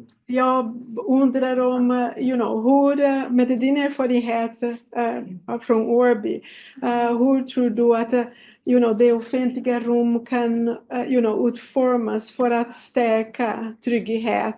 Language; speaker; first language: Swedish; non-native, fluent; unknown